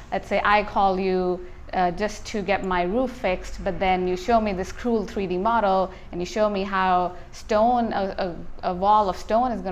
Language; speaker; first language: English; non-native, local second language; Hindi